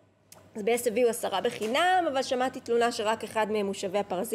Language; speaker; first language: Hebrew; native; Hebrew